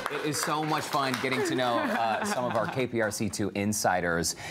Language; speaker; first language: English; native; English